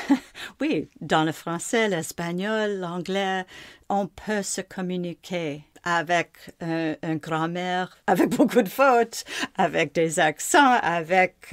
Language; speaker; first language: French; non-native, local second language; English